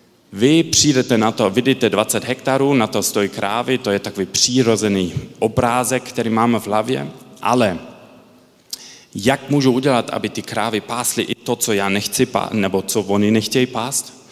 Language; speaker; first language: Czech; early bilingual, heritage; Czech